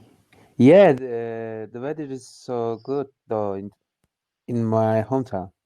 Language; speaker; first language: English; non-native, learner; Turkish